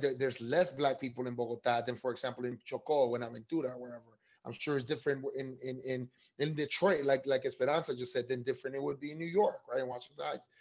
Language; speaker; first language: English; early bilingual, other home language; Spanish